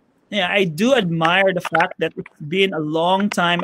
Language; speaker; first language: English; non-native, fluent; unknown